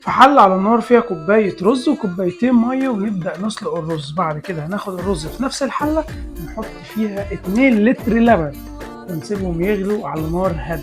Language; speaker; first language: Arabic; native; Arabic